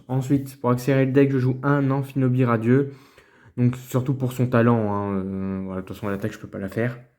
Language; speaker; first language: French; native; French